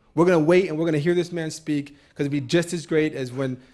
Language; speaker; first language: English; native; English